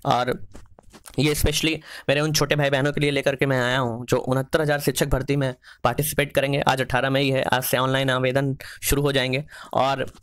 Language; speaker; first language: Hindi; native; Hindi